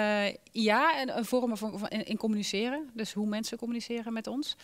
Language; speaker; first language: Dutch; native; Dutch